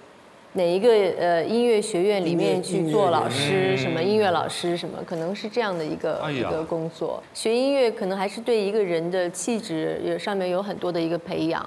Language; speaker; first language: Chinese; native; Chinese